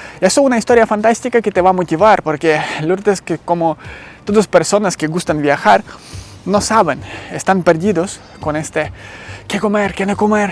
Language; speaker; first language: Spanish; non-native, learner; Ukrainian